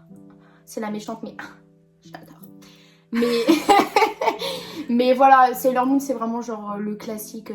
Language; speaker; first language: French; native; French